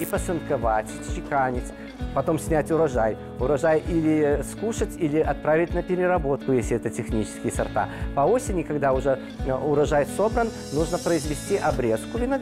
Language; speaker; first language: Russian; native; Russian